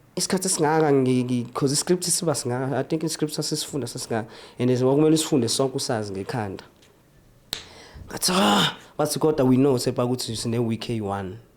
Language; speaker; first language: Zulu; native; Zulu